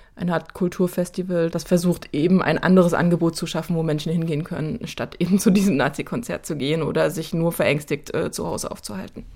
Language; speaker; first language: German; native; German